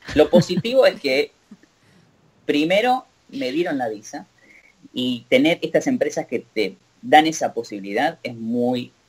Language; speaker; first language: Spanish; native; Spanish